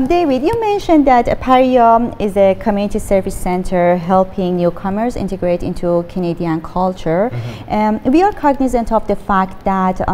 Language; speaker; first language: English; non-native, fluent; Persian